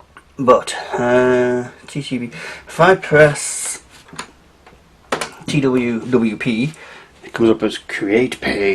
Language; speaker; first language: English; native; English